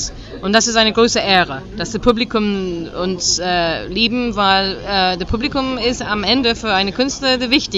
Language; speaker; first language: German; non-native, fluent; English